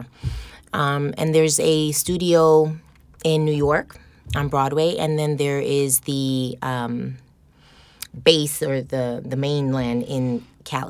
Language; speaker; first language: English; native; English